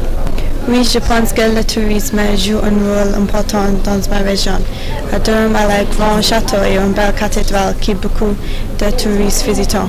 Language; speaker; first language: French; non-native, learner; English